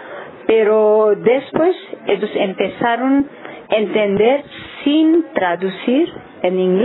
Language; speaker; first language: Spanish; non-native, learner; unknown